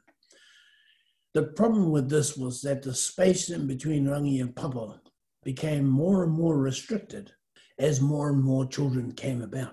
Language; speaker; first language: English; native; English